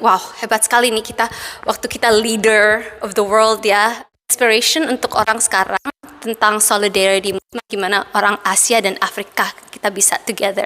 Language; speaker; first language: Indonesian; early bilingual, heritage; Indonesian